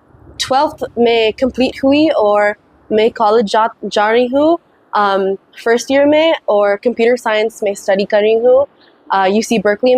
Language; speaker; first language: Hindi; early bilingual, heritage; English